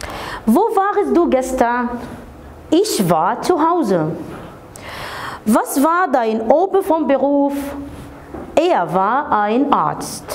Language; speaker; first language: German; non-native, fluent; Arabic